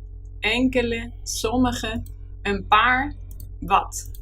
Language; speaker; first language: Dutch; non-native, learner; Spanish